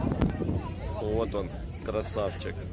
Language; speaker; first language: Russian; native; Russian